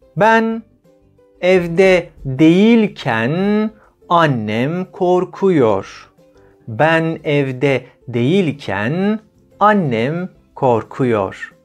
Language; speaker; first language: Turkish; native; Turkish